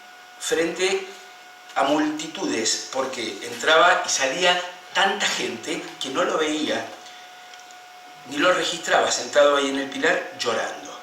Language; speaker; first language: Spanish; native; Spanish